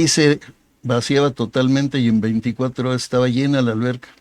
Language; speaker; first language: Spanish; native; Spanish